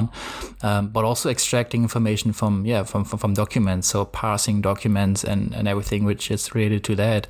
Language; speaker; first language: English; non-native, fluent; German